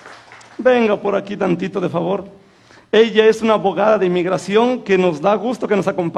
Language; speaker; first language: Spanish; native; Spanish